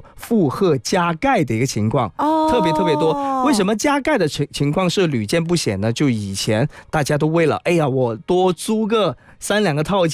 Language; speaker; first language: Chinese; native; Chinese